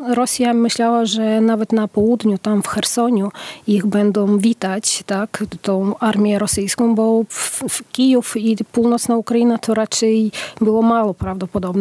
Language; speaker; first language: Polish; non-native, fluent; Ukrainian